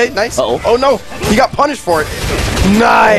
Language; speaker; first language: English; native; English